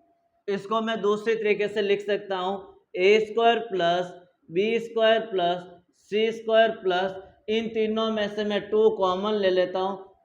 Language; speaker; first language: Hindi; native; Hindi